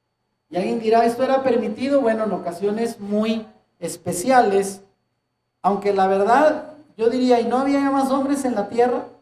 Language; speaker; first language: Spanish; native; Spanish